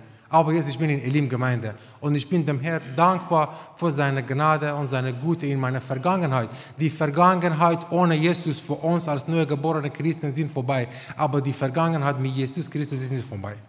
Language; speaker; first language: German; non-native, fluent; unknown